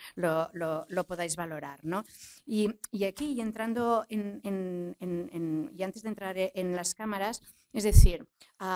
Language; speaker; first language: Spanish; non-native, local second language; Catalan